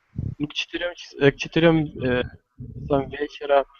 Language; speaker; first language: Russian; non-native, learner; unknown